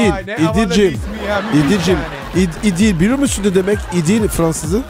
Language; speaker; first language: Turkish; non-native, learner; French